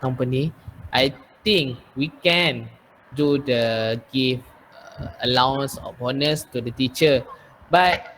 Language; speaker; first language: English; non-native, learner; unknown